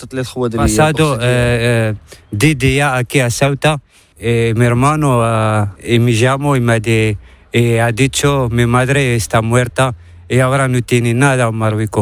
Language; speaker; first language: Spanish; non-native, learner; Arabic